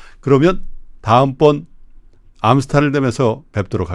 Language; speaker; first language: Korean; native; Korean